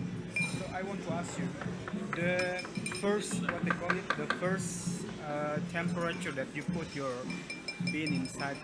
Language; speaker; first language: English; non-native, learner; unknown